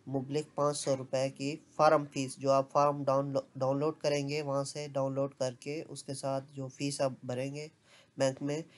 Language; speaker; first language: Urdu; non-native, local second language; Punjabi